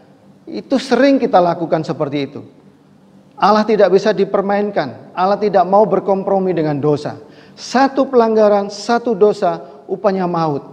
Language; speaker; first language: Indonesian; native; Indonesian